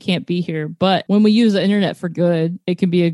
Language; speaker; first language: English; native; English